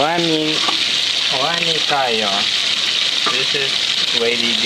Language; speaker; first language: English; non-native, learner; Russian